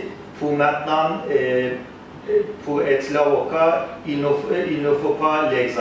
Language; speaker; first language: French; non-native, fluent; Turkish